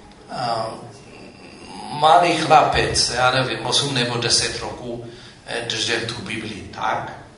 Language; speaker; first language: Czech; non-native, fluent; Amharic